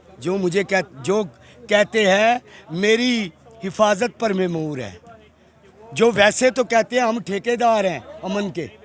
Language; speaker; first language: Urdu; non-native, local second language; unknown